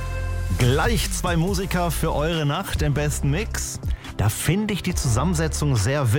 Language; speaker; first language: German; native; German